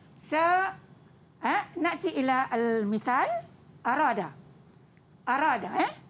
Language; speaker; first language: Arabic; non-native, fluent; Malay